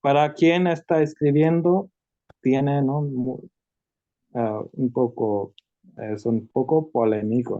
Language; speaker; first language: Spanish; non-native, learner; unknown